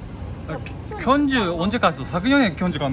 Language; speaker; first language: Korean; non-native, fluent; Japanese